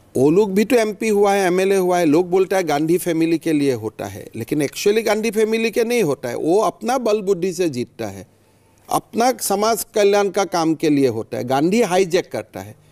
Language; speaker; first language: Hindi; non-native, local second language; Assamese